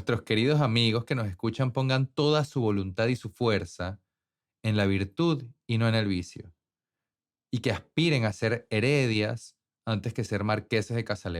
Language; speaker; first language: Spanish; native; Spanish